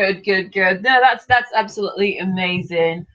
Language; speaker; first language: English; non-native, local second language; Yoruba